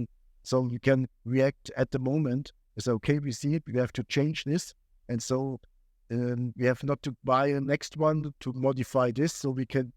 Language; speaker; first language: English; non-native, fluent; German